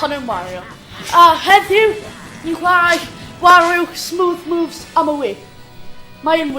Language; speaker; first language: Welsh; non-native, local second language; English